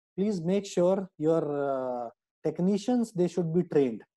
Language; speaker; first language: English; non-native, local second language; Hindi